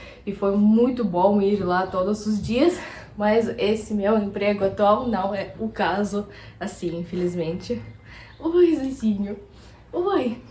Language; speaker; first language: Portuguese; non-native, fluent; Russian